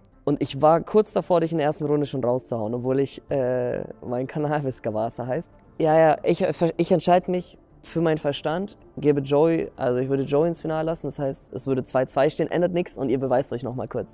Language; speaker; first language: German; native; German